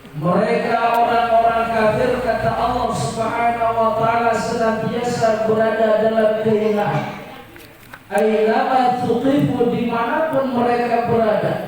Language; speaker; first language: Indonesian; non-native, local second language; Minangkabau